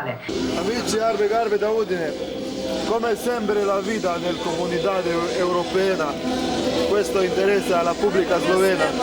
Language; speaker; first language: Italian; non-native, fluent; Slovenian